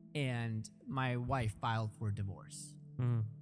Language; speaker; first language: English; early bilingual, other home language; Russian